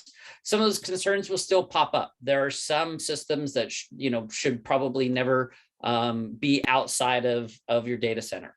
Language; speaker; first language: English; native; English